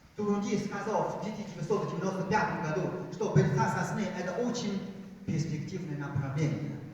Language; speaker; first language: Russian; non-native, fluent; Chinese